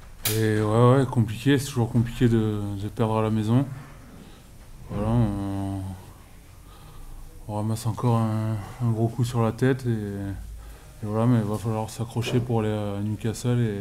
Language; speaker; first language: French; native; French